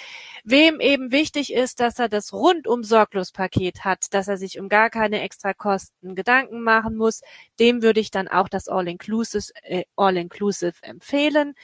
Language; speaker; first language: German; native; German